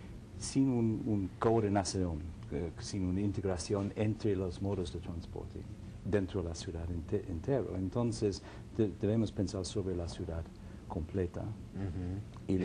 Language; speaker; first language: Spanish; non-native, fluent; English